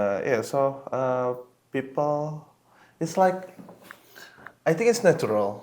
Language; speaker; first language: English; non-native, local second language; Indonesian